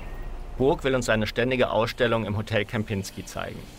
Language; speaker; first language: German; native; German